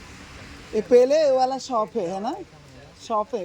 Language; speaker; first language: Hindi; non-native, learner; Bangla